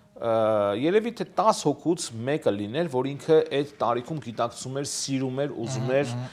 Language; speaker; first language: Armenian; native; Armenian